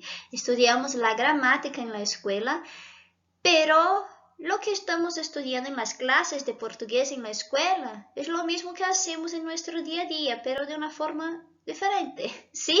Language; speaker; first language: Spanish; non-native, fluent; Portuguese